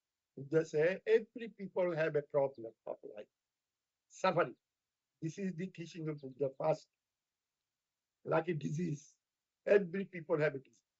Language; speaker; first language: English; non-native, fluent; Bangla